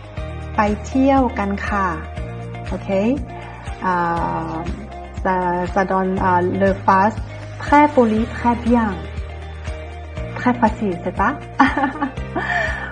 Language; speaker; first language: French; non-native, fluent; Thai